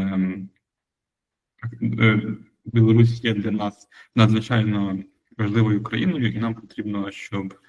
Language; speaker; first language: Ukrainian; native; Ukrainian